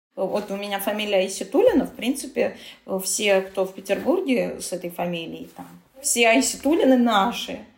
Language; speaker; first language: Russian; non-native, local second language; Tatar